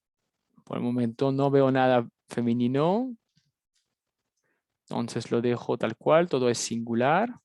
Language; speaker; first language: Spanish; non-native, fluent; French